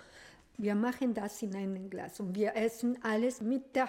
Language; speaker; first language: German; non-native, learner; Spanish